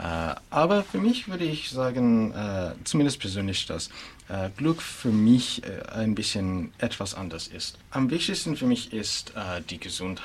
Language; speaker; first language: German; non-native, fluent; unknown